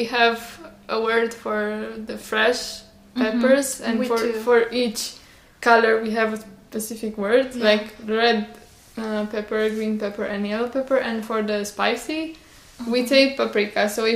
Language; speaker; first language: English; non-native, fluent; Romanian